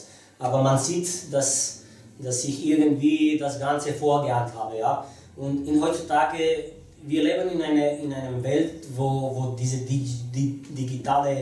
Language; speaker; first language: German; non-native, fluent; Romanian